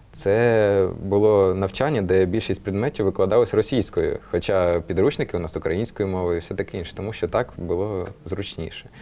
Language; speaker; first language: Ukrainian; non-native, local second language; Russian